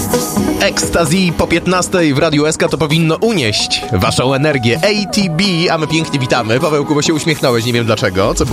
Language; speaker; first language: Polish; native; Polish